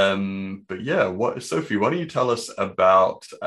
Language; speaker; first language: English; native; English